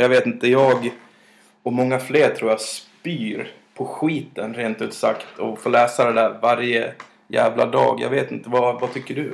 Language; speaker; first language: Swedish; native; Swedish